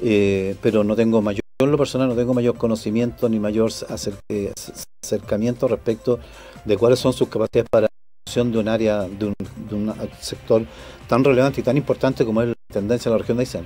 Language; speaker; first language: Spanish; native; Spanish